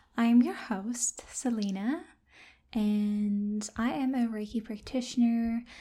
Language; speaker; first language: English; non-native, fluent; German